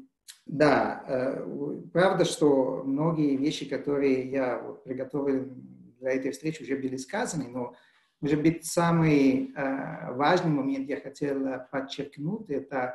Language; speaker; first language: Russian; non-native, fluent; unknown